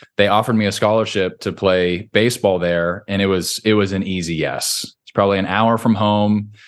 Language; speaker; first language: English; native; English